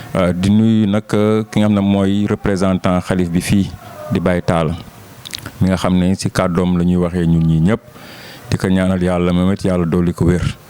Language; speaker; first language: Wolof; native; Wolof